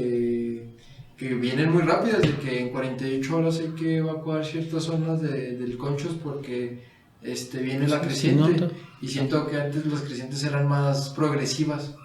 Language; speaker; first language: Spanish; native; Spanish